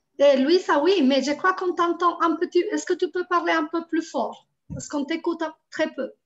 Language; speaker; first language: French; non-native, fluent; Spanish